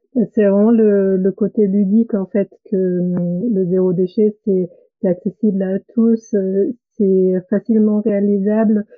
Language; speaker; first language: French; non-native, fluent; German